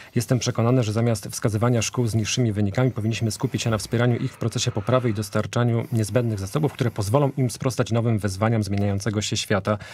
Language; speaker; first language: Polish; native; Polish